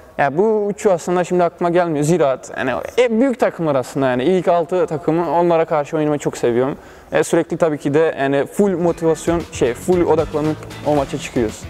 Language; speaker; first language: Turkish; early bilingual, other home language; Bosnian